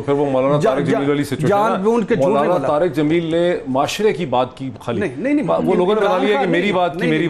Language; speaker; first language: Urdu; native; Urdu